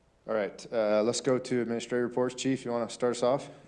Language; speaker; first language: English; native; English